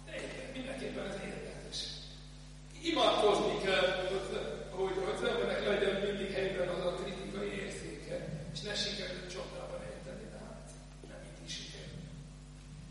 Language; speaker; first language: Hungarian; non-native, fluent; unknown